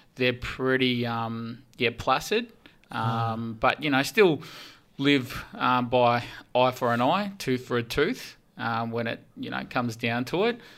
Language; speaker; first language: English; early bilingual, heritage; English